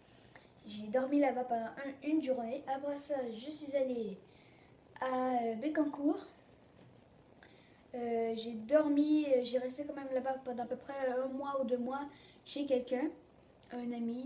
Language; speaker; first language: French; early bilingual, other home language; Portuguese